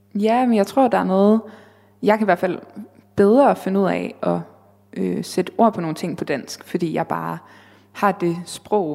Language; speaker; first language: Danish; native; Danish